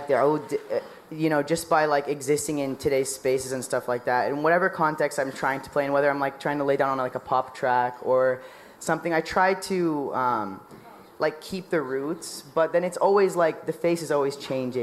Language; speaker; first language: English; native; English